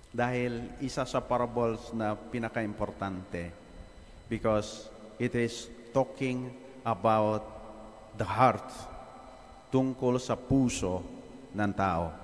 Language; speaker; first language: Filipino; non-native, fluent; Indonesian